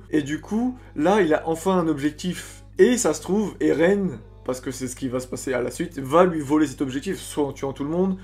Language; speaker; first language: French; native; French